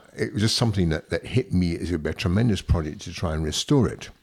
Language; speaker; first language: English; native; English